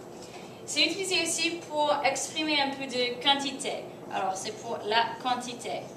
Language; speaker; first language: French; non-native, fluent; English